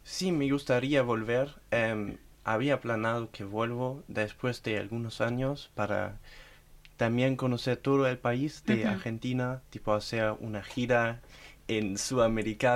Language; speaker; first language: Spanish; non-native, learner; German